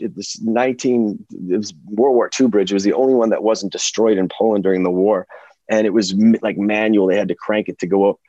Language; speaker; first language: English; early bilingual, other home language; Czech